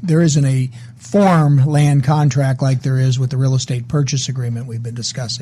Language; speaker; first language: English; native; English